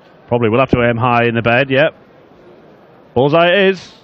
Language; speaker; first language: English; native; English